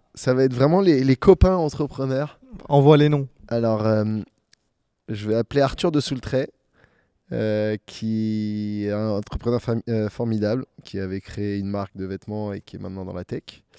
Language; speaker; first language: French; native; French